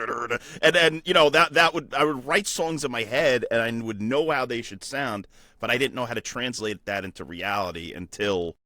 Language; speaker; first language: English; native; English